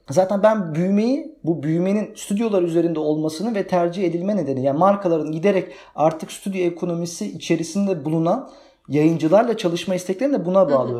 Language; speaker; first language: Turkish; native; Turkish